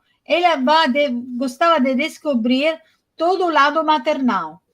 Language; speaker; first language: Portuguese; non-native, fluent; Italian